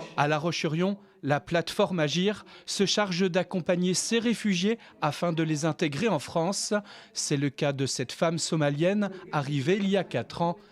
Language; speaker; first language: French; native; French